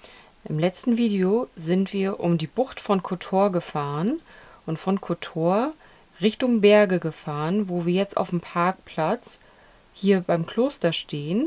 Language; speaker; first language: German; native; German